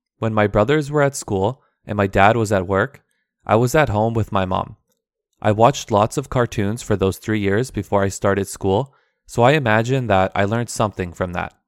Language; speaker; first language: English; early bilingual, other home language; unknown